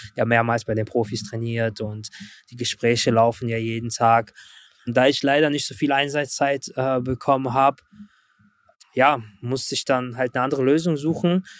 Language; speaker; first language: German; early bilingual, other home language; Russian